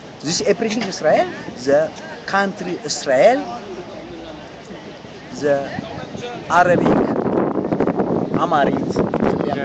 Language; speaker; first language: English; non-native, learner; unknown